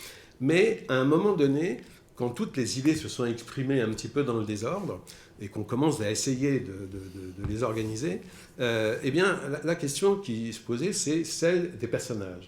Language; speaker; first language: French; native; French